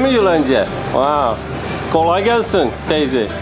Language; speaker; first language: Turkish; non-native, learner; English